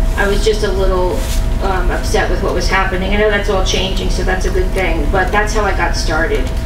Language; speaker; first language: English; native; English